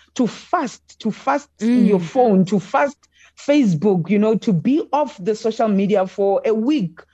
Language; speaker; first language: English; non-native, local second language; Southern Sotho